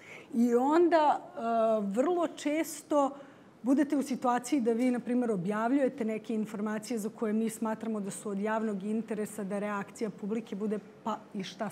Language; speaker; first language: Bosnian; native; Bosnian